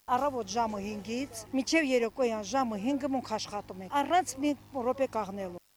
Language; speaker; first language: Armenian; native; Armenian